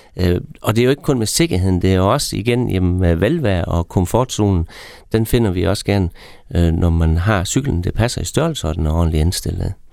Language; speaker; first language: Danish; native; Danish